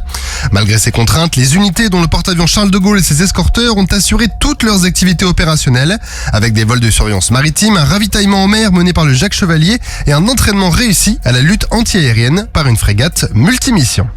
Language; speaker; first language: French; native; French